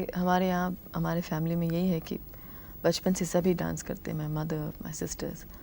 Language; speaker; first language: Hindi; non-native, local second language; Tamil